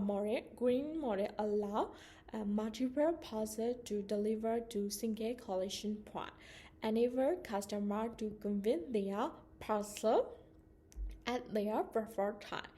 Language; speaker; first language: English; non-native, learner; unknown